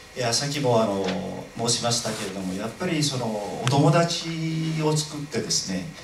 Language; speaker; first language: Japanese; non-native, fluent; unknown